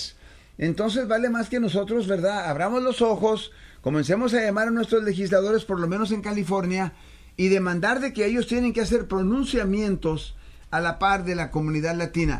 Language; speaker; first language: Spanish; native; Spanish